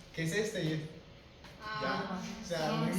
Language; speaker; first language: Spanish; native; Spanish